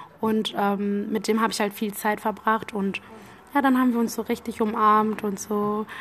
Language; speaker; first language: German; early bilingual, other home language; Amharic